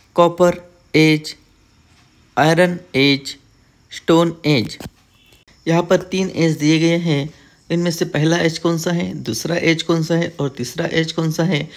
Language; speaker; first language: Hindi; non-native, local second language; Marathi